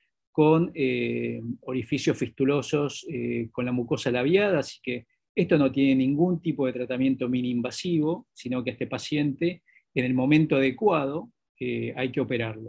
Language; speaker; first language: Spanish; native; Spanish